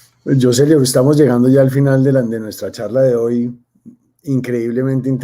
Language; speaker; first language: Spanish; native; Spanish